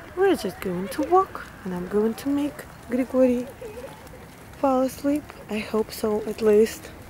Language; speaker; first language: English; non-native, fluent; Russian